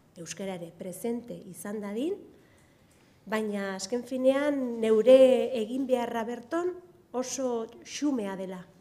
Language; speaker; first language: Basque; non-native, local second language; Spanish